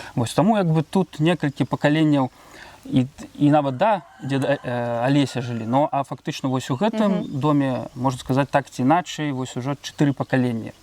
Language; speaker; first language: Belarusian; native; Belarusian